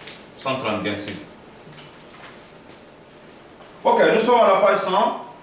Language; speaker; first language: French; non-native, fluent; Korean